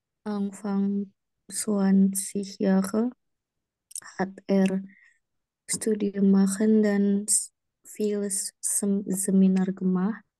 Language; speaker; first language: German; non-native, learner; Indonesian